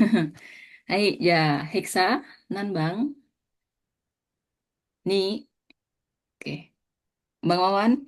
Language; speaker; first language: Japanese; non-native, fluent; Indonesian